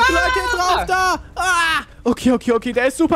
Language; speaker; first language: German; native; German